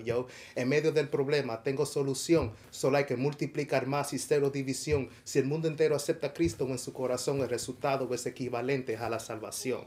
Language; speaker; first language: Spanish; early bilingual, heritage; Spanish